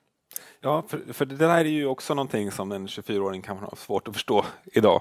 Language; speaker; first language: Swedish; native; Swedish